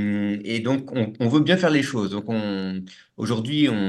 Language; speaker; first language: French; native; French